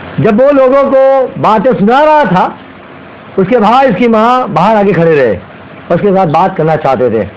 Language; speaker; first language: Hindi; non-native, local second language; Gujarati